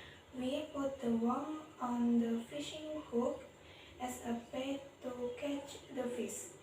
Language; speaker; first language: English; non-native, learner; Indonesian